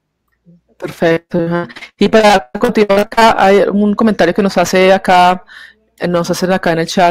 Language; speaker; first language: Spanish; native; Spanish